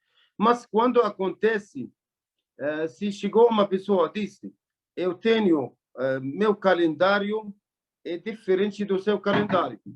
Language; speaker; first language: Portuguese; non-native, learner; Arabic